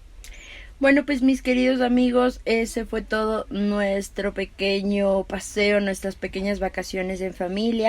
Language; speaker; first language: Spanish; native; Spanish